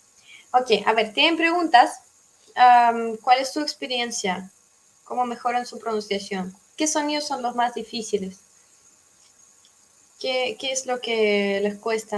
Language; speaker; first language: Spanish; non-native, fluent; Russian